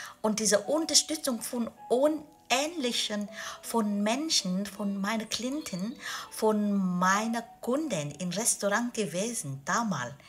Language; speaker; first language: German; non-native, learner; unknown